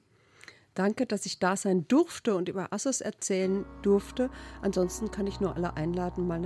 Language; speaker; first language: German; native; German